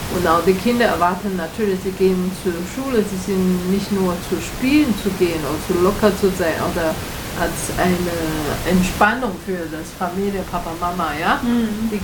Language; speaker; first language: German; non-native, learner; Chinese